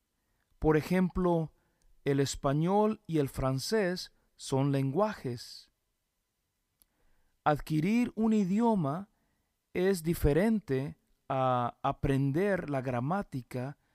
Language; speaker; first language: Spanish; early bilingual, heritage; Spanish